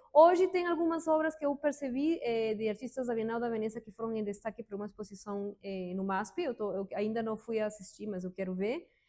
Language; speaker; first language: Portuguese; non-native, fluent; Spanish